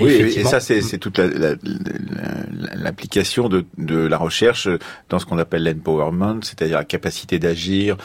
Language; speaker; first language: French; native; French